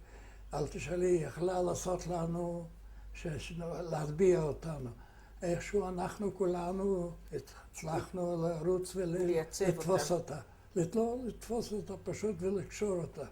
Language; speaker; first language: Hebrew; non-native, fluent; Yiddish